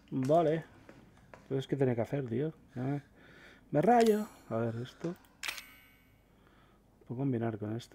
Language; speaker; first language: Spanish; native; Spanish